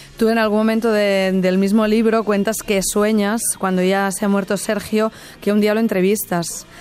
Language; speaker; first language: Spanish; non-native, local second language; Catalan